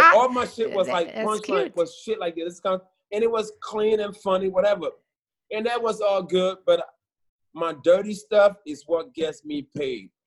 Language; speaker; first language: English; native; English